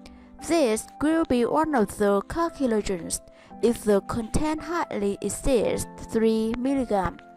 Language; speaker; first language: English; non-native, learner; Vietnamese